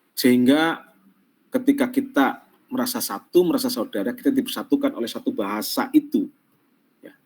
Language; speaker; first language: Indonesian; non-native, local second language; Javanese